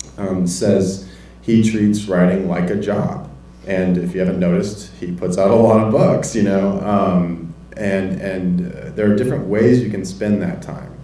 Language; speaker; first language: English; native; English